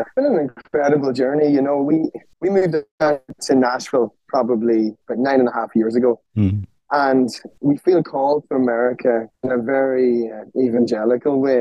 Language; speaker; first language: English; native; English